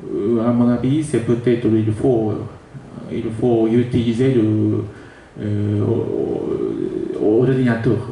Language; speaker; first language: French; non-native, learner; Japanese